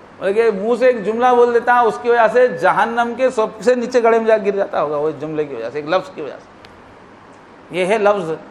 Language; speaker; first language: Urdu; native; Urdu